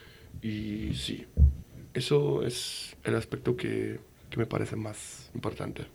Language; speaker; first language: Spanish; non-native, fluent; German